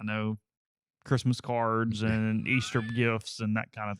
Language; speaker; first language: English; native; English